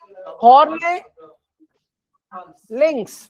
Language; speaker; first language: German; non-native, fluent; Hindi